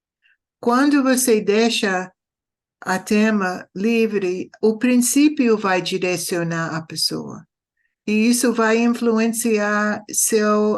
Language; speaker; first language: Portuguese; non-native, fluent; English